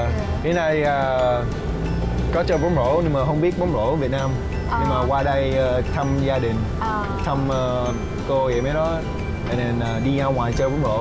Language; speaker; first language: Vietnamese; early bilingual, heritage; English